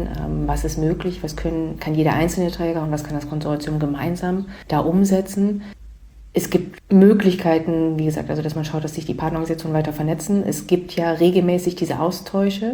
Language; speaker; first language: German; native; German